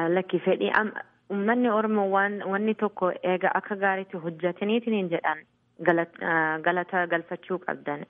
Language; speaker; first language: Oromo; early bilingual, heritage; Oromo